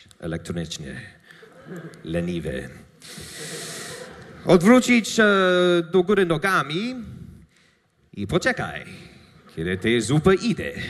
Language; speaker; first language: Polish; non-native, learner; English